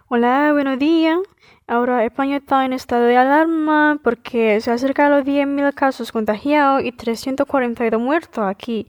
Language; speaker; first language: Spanish; non-native, fluent; Indonesian